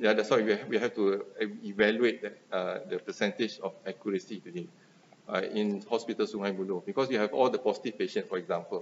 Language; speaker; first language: English; non-native, local second language; Malay